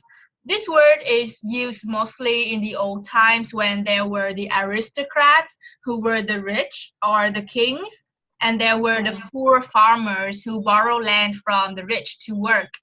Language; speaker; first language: English; non-native, fluent; Vietnamese